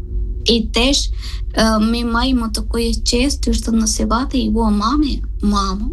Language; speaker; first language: Ukrainian; non-native, learner; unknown